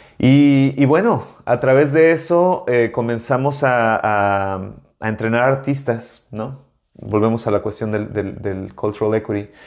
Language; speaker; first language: Spanish; native; Spanish